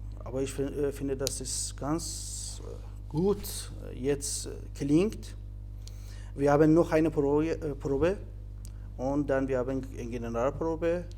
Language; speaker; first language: German; non-native, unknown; Persian